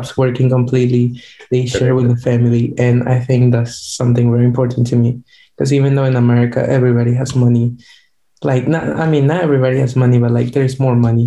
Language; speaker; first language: English; non-native, fluent; Guarani